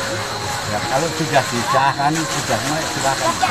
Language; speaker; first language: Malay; non-native, local second language; Javanese